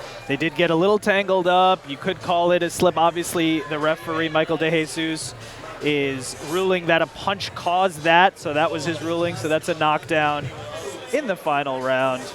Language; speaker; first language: English; native; English